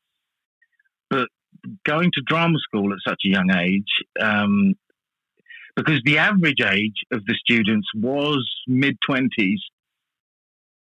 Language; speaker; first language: English; native; English